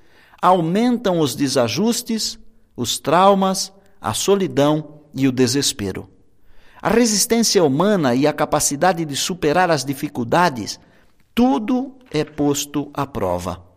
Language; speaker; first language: Portuguese; native; Portuguese